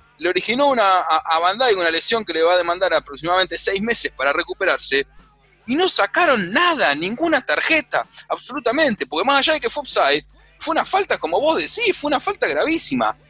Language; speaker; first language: Spanish; native; Spanish